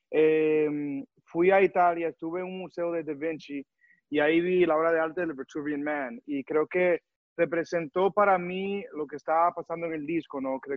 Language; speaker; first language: Spanish; early bilingual, heritage; Spanish